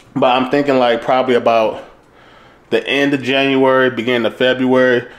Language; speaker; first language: English; native; English